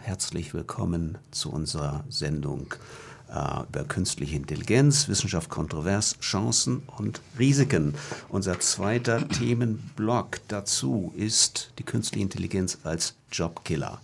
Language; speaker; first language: German; native; German